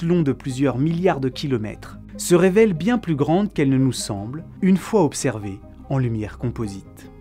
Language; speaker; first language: French; native; French